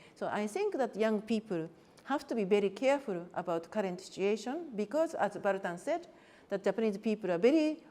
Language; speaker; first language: English; non-native, fluent; Japanese